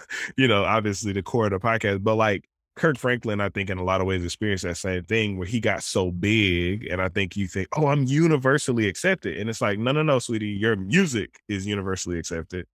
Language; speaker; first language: English; native; English